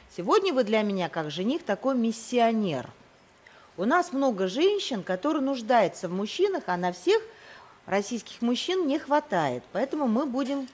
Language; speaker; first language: Russian; native; Russian